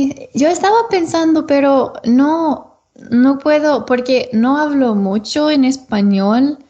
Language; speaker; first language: Spanish; non-native, learner; English